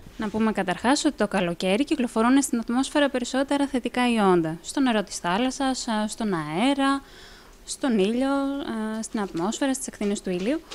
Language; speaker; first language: Greek; native; Greek